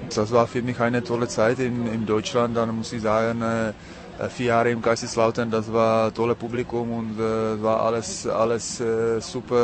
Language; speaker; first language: German; non-native, learner; Czech